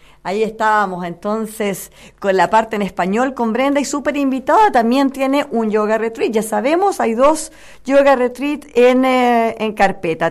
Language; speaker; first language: Spanish; native; Spanish